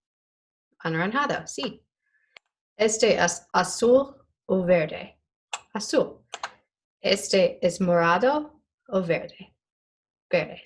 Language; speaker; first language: Spanish; non-native, fluent; English